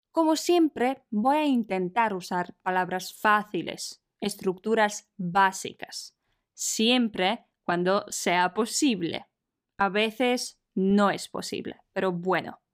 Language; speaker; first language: Spanish; non-native, fluent; Polish